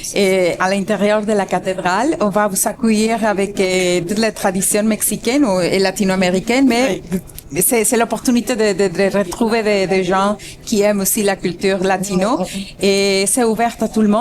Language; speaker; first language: French; non-native, fluent; Spanish